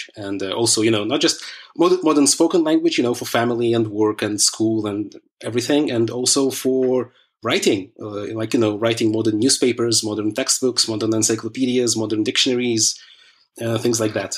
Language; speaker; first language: English; early bilingual, other home language; Russian